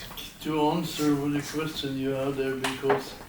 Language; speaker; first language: English; non-native, fluent; Norwegian